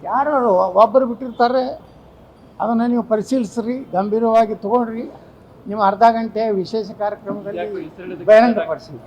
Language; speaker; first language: Kannada; native; Kannada